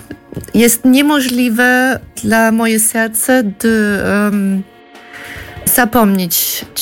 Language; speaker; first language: Polish; non-native, fluent; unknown